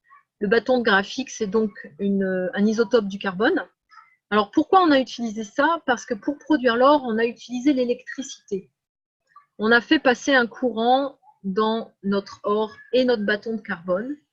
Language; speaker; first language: French; native; French